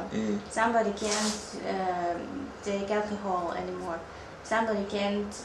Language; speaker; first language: English; non-native, learner; Russian